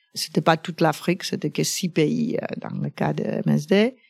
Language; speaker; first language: French; non-native, fluent; Greek